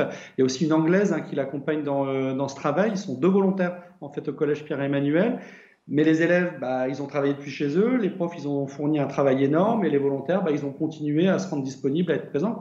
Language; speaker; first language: French; native; French